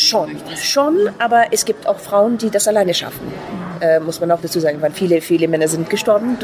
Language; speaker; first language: German; non-native, fluent; Persian